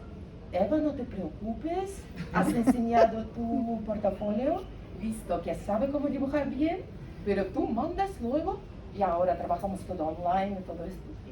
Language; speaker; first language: Spanish; non-native, learner; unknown